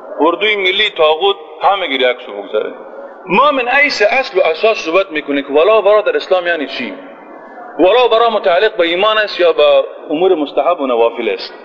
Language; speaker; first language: Persian; native; Persian